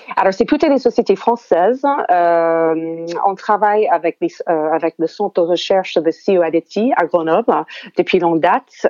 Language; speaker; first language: French; non-native, fluent; English